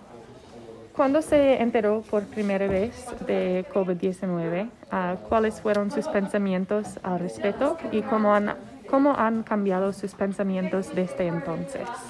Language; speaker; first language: Spanish; non-native, learner; English